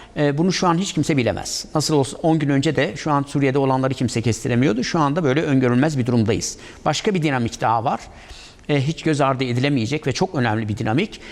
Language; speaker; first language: Turkish; native; Turkish